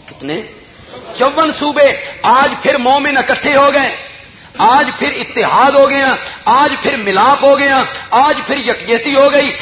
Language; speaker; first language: Urdu; non-native, local second language; Punjabi